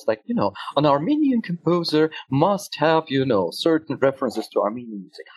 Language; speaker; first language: English; non-native, fluent; Russian